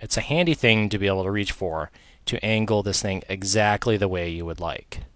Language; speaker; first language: English; native; English